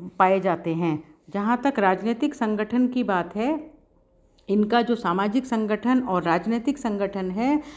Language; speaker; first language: Hindi; native; Hindi